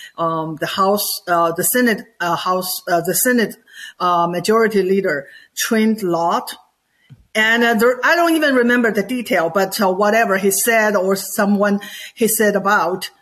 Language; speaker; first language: English; non-native, fluent; Chinese